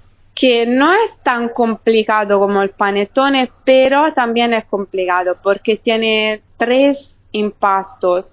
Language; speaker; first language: Spanish; non-native, fluent; Italian